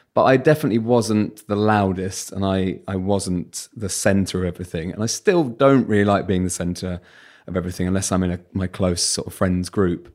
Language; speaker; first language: English; native; English